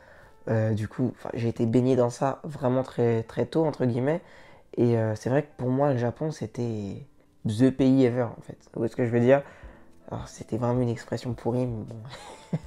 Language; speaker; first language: French; native; French